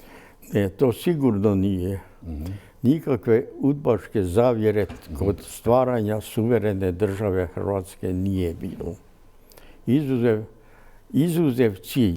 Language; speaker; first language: Croatian; native; Croatian